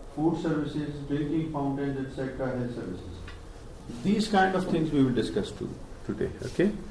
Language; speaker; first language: English; non-native, local second language; Urdu